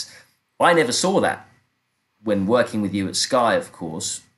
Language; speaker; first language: English; native; English